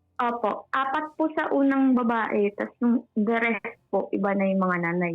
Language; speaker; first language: Filipino; native; Filipino